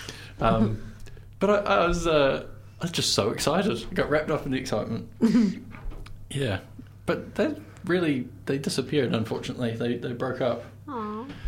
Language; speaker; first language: English; native; English